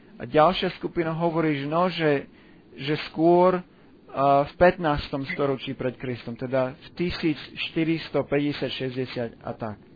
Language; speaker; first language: Slovak; non-native, fluent; English